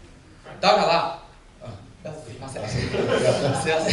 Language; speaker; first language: Japanese; non-native, learner; Chinese